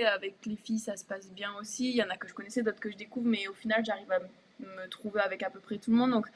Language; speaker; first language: French; native; French